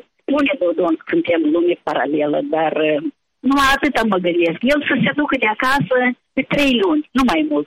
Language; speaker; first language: Romanian; native; Romanian